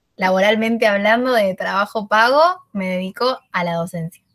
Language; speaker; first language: Spanish; native; Spanish